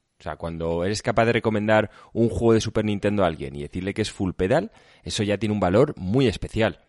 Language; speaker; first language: Spanish; native; Spanish